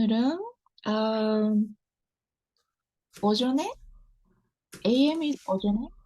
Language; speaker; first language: Korean; non-native, learner; Japanese